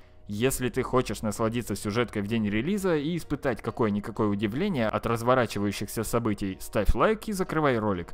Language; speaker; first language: Russian; native; Russian